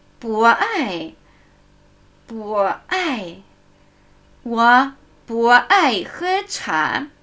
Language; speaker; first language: Chinese; non-native, fluent; German